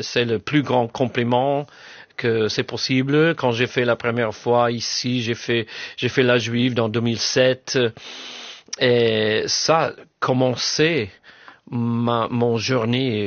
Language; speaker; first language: French; non-native, fluent; English